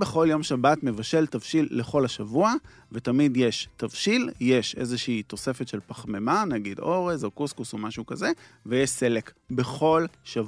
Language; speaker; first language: Hebrew; native; Hebrew